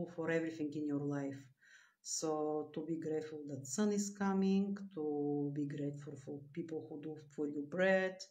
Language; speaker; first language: English; non-native, learner; Bulgarian